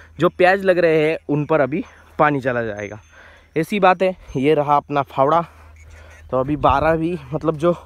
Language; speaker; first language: Hindi; non-native, local second language; Marathi